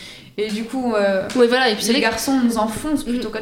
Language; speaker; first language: French; native; French